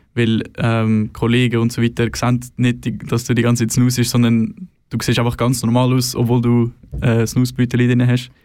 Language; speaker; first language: German; non-native, fluent; Swedish